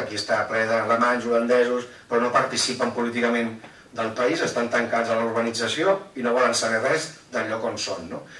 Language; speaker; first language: Catalan; non-native, local second language; Spanish